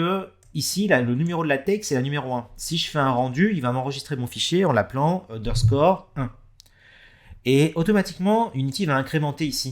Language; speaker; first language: French; native; French